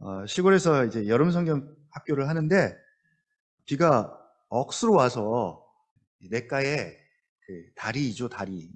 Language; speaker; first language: Korean; native; Korean